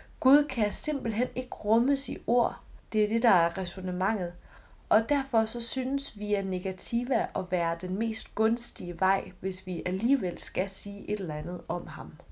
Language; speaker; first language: Danish; native; Danish